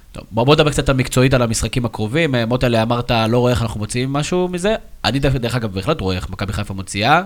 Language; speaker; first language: Hebrew; native; Hebrew